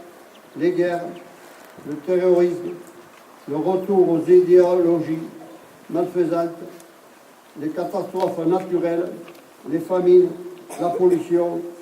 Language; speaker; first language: French; native; French